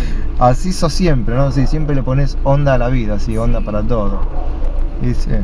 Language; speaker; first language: Spanish; native; Spanish